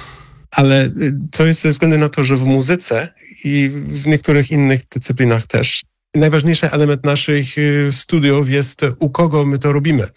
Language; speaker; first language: Polish; non-native, fluent; English